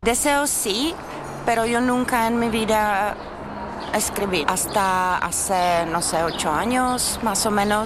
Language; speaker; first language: Spanish; non-native, fluent; Czech